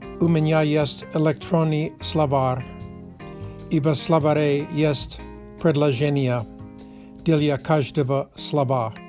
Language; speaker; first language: Russian; non-native, learner; Czech